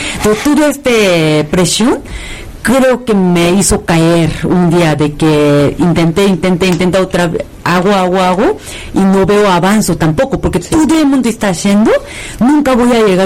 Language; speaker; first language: Spanish; non-native, fluent; Korean